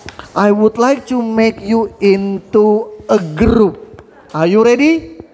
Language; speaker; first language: English; non-native, fluent; Indonesian